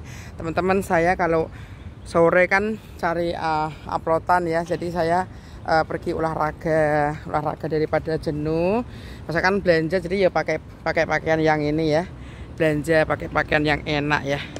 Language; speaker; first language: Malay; non-native, local second language; Javanese